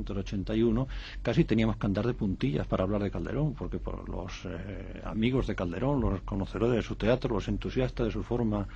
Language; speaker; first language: Spanish; native; Spanish